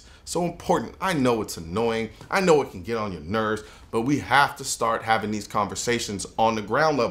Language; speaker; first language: English; native; English